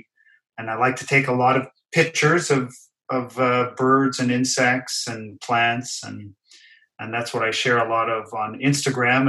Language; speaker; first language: English; native; English